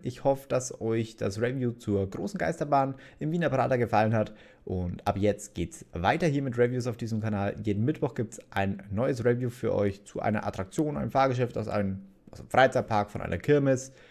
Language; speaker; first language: German; native; German